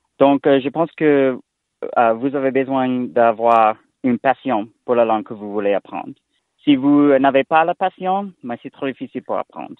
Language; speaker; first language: French; non-native, learner; English